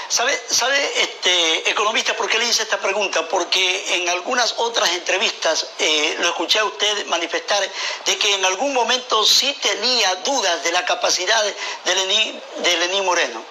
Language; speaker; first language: Spanish; native; Spanish